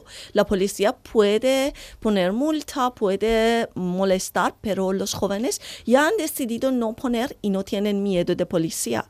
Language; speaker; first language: Spanish; non-native, learner; Persian